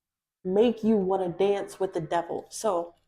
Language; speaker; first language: English; native; English